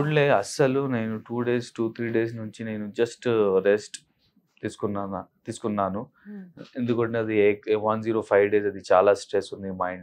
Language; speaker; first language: Telugu; non-native, learner; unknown